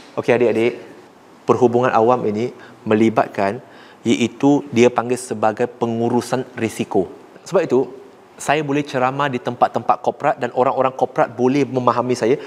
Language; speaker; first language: Malay; non-native, local second language; Chinese